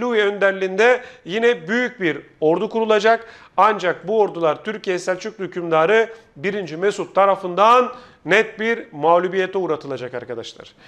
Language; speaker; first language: Turkish; native; Turkish